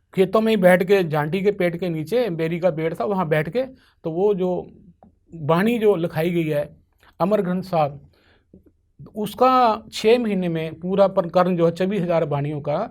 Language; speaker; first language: Hindi; non-native, local second language; Punjabi